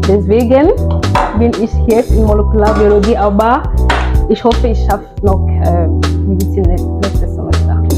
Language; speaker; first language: German; non-native, learner; French